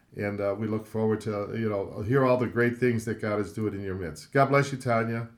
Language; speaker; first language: English; native; English